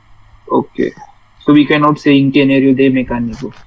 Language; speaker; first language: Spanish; non-native, learner; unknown